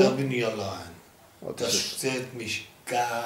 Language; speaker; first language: German; non-native, learner; English